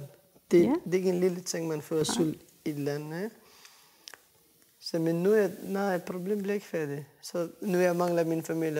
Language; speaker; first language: Danish; non-native, learner; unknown